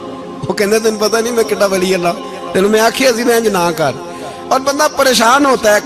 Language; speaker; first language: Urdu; non-native, local second language; Punjabi